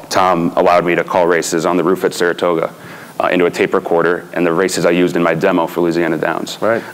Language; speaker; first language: English; native; English